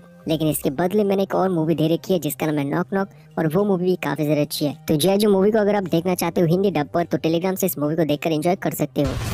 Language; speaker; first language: Hindi; native; Hindi